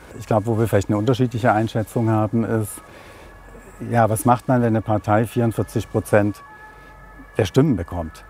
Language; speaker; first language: German; native; German